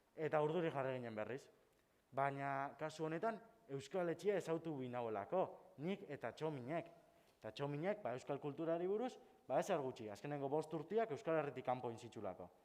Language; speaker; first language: Basque; native; Basque